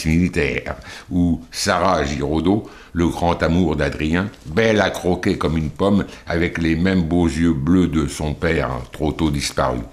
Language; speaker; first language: French; native; French